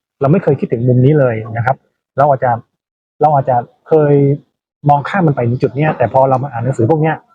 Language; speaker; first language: Thai; native; Thai